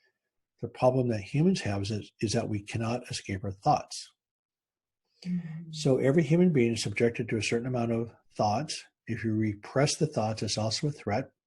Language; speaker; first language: English; native; English